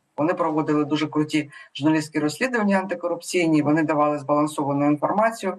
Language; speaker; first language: Ukrainian; native; Ukrainian